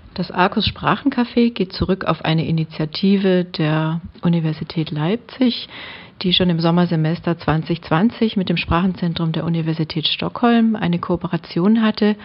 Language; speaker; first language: German; non-native, local second language; Swiss German